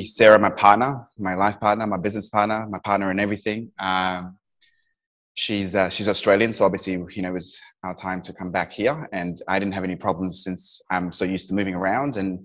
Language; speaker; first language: English; non-native, local second language; Nepali